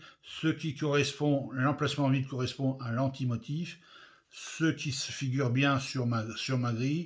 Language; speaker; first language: French; native; French